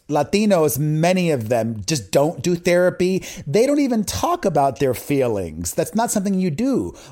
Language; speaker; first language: English; native; English